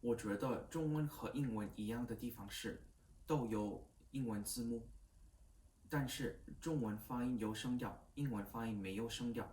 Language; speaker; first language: Chinese; non-native, learner; Korean